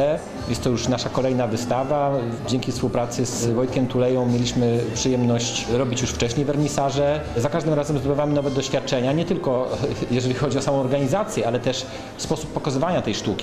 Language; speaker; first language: Polish; native; Polish